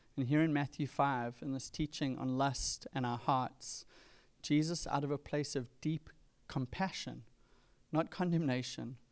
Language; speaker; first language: English; native; English